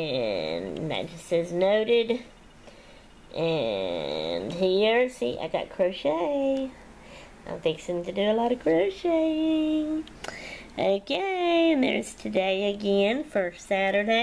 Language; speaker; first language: English; native; English